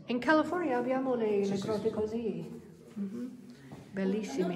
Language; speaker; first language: Italian; non-native, learner; English